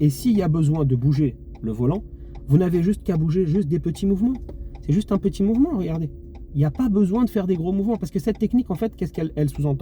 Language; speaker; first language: French; native; French